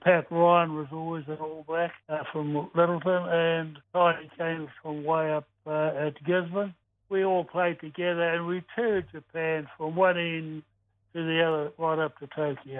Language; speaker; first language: English; native; English